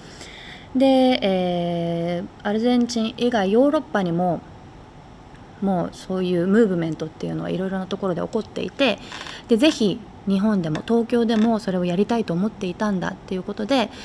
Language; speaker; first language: Japanese; native; Japanese